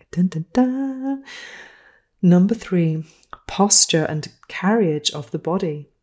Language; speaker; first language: English; native; English